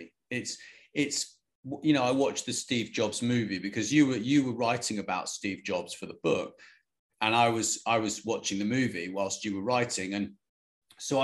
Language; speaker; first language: English; native; English